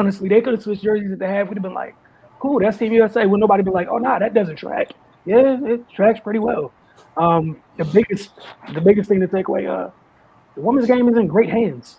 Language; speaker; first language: English; native; English